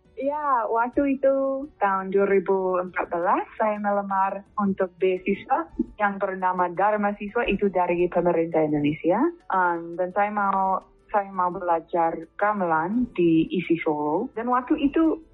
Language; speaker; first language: Indonesian; non-native, fluent; English